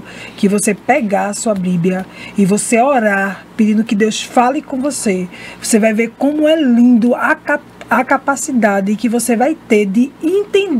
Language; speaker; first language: Portuguese; native; Portuguese